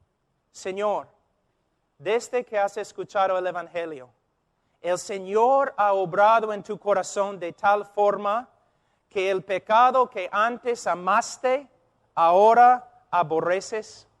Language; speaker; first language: Spanish; non-native, fluent; English